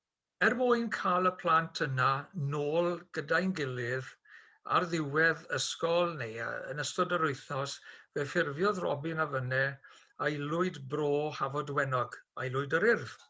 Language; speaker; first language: Welsh; native; Welsh